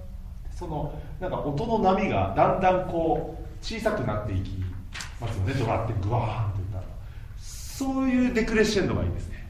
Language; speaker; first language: Japanese; native; Japanese